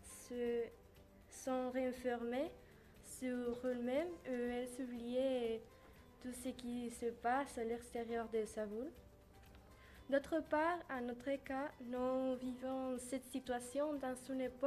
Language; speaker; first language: French; non-native, learner; Spanish